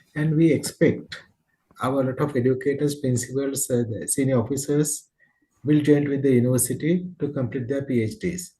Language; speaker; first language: English; non-native, local second language; Sinhala